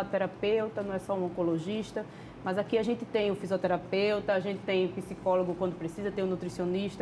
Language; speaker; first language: Portuguese; native; Portuguese